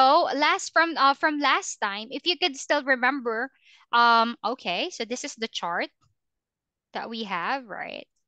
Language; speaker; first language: English; non-native, fluent; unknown